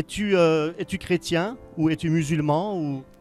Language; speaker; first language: French; native; French